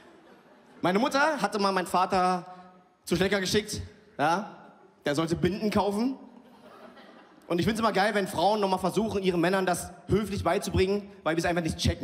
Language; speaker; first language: German; early bilingual, other home language; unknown